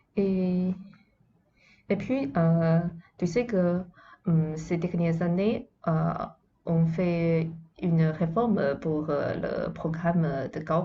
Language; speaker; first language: French; non-native, fluent; Chinese